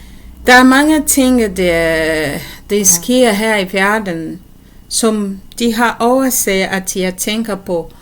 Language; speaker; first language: Danish; non-native, learner; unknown